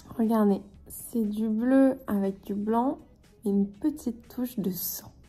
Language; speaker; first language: French; native; French